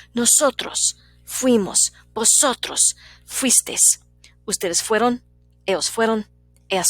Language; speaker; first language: Spanish; non-native, fluent; English